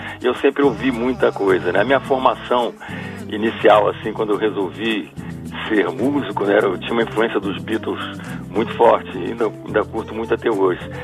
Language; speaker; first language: Portuguese; native; Portuguese